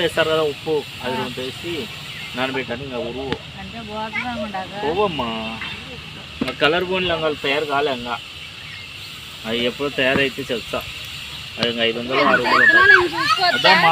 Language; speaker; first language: Telugu; native; Telugu